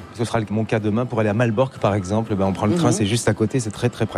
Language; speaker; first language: French; native; French